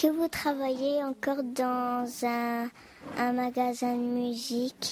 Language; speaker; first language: French; native; French